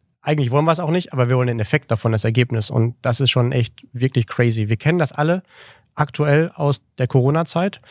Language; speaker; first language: German; native; German